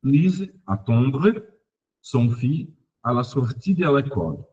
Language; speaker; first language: French; non-native, fluent; Portuguese